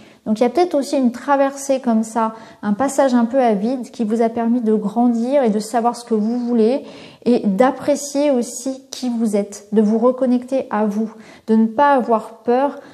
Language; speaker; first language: French; native; French